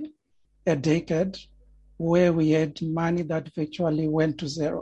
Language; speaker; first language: English; non-native, local second language; Shona